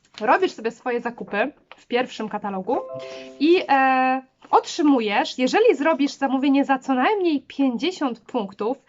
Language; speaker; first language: Polish; native; Polish